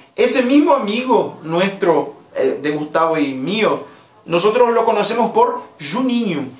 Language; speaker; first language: Spanish; non-native, fluent; Portuguese